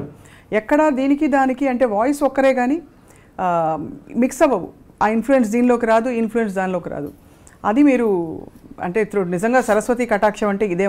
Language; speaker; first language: Telugu; native; Telugu